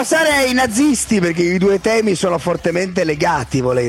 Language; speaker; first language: Italian; native; Italian